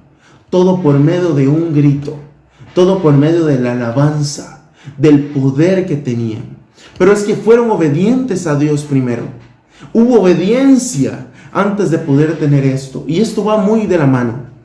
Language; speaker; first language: Spanish; native; Spanish